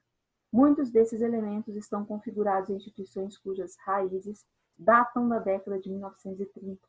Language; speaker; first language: Portuguese; native; Portuguese